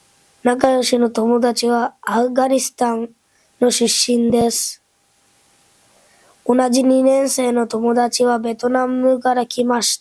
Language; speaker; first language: Japanese; early bilingual, other home language; Bangla